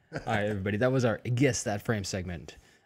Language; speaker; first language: English; native; English